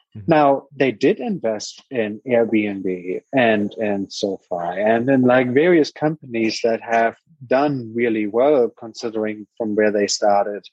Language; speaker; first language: English; non-native, fluent; German